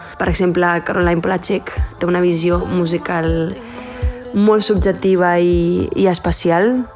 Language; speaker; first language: Catalan; early bilingual, other home language; Spanish